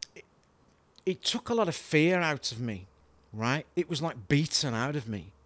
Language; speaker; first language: English; native; English